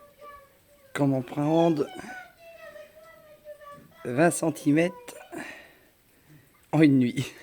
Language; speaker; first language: French; native; French